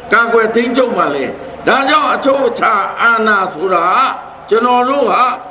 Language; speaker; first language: Burmese; non-native, local second language; Pa'o Karen